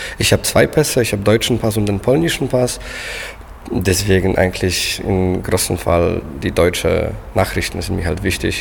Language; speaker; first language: German; non-native, fluent; Polish